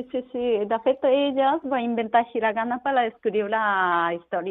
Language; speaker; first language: Catalan; non-native, learner; Japanese